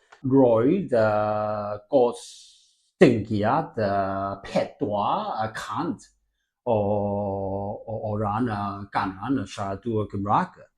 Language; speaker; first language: Welsh; non-native, learner; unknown